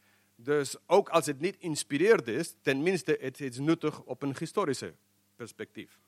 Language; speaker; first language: Dutch; non-native, fluent; English